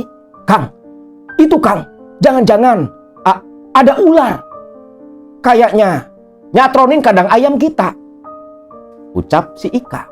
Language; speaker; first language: Indonesian; non-native, local second language; Sundanese